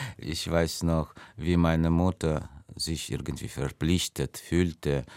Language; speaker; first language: German; non-native, fluent; Russian